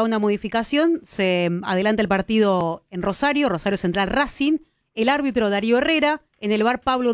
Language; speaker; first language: Spanish; native; Spanish